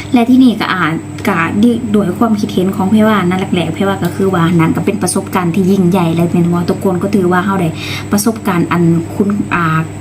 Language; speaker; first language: Thai; native; Thai